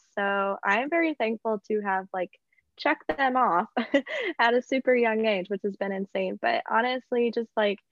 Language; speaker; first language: English; native; English